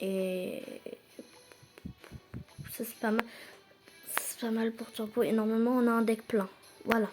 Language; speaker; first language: French; native; French